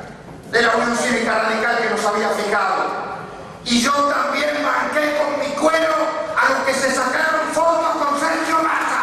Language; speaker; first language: Spanish; native; Spanish